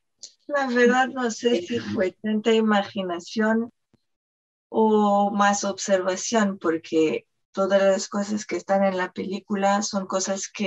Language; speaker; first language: Spanish; non-native, fluent; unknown